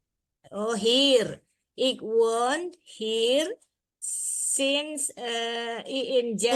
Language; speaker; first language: Dutch; non-native, learner; Indonesian